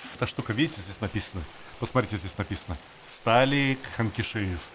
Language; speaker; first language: Russian; native; Russian